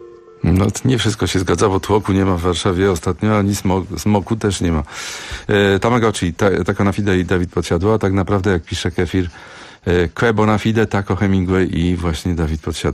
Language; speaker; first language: Polish; native; Polish